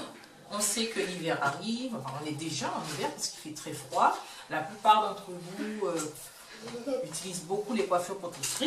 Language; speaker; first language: French; native; French